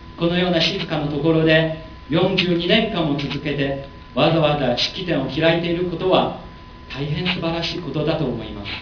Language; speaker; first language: Japanese; non-native, learner; Chinese